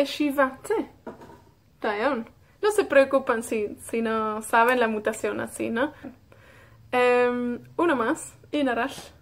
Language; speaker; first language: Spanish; non-native, fluent; Welsh